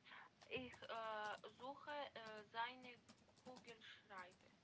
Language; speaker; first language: German; non-native, learner; Macedonian